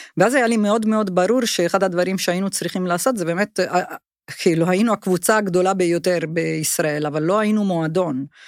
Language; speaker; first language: Hebrew; non-native, fluent; Italian